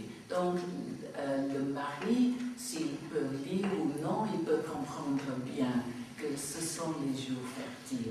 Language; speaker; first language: French; non-native, fluent; English